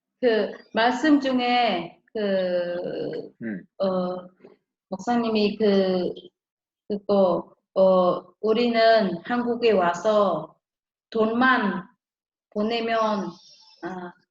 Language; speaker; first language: Korean; non-native, learner; Khmer